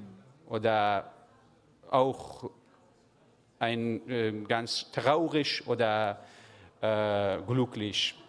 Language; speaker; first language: German; non-native, learner; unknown